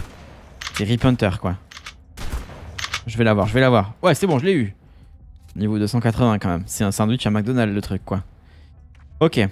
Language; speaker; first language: French; native; French